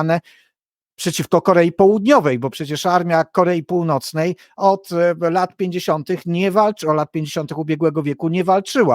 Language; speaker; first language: Polish; native; Polish